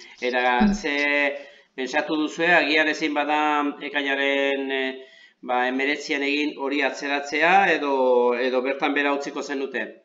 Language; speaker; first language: Basque; native; Basque